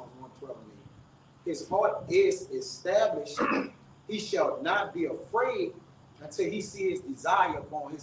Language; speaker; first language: English; native; English